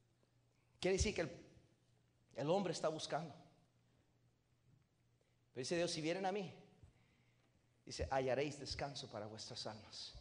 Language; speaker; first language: Spanish; native; Spanish